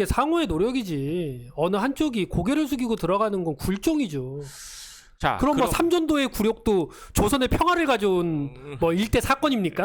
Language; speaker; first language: Korean; native; Korean